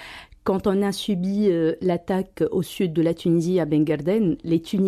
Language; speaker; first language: French; non-native, local second language; Arabic